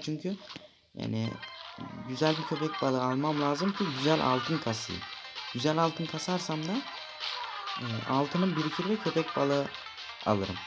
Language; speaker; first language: Turkish; native; Turkish